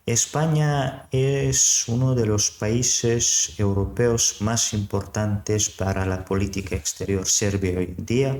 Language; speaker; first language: Spanish; non-native, fluent; Serbian